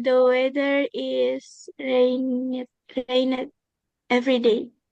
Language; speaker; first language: English; non-native, learner; Indonesian